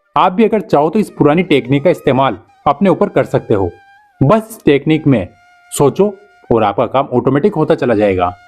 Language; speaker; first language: Hindi; native; Hindi